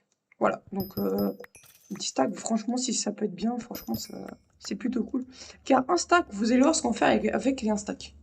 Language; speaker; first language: French; native; French